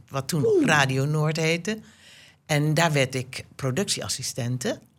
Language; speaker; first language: Dutch; native; Dutch